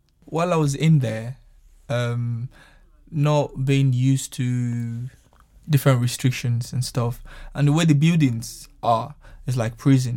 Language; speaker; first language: English; non-native, local second language; Yoruba